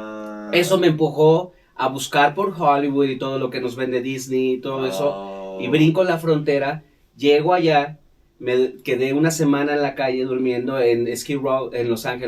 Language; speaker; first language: Spanish; native; Spanish